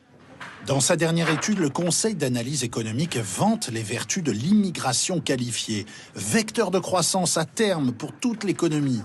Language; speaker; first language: French; native; French